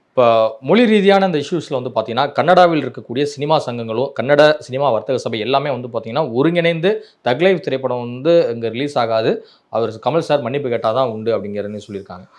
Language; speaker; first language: Tamil; native; Tamil